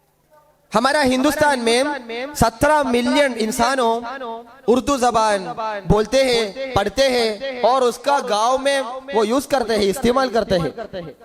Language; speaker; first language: Hindi; non-native, local second language; Malayalam